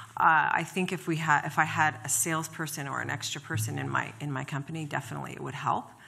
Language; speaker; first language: English; native; English